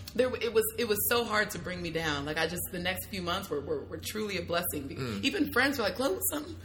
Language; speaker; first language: English; native; English